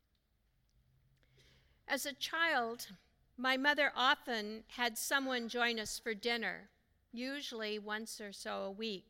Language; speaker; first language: English; native; English